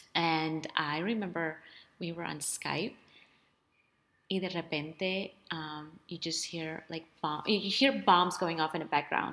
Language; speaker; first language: English; early bilingual, other home language; Spanish